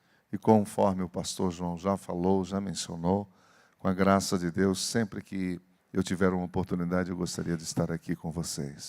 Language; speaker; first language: Portuguese; native; Portuguese